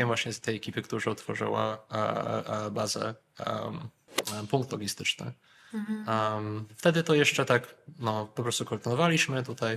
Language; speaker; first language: Polish; early bilingual, heritage; Polish